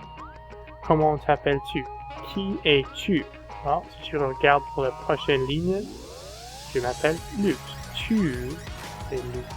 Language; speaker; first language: French; non-native, fluent; English